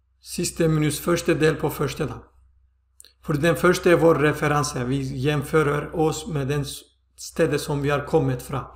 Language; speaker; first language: Swedish; non-native, fluent; Turkish